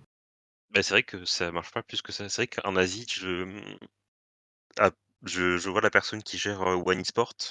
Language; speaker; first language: French; native; French